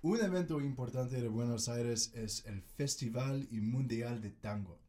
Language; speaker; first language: Spanish; non-native, learner; English